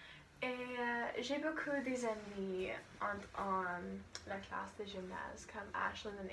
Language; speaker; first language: French; non-native, learner; English